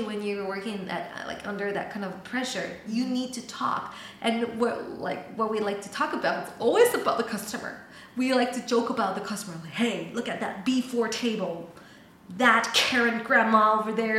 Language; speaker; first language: English; non-native, fluent; Chinese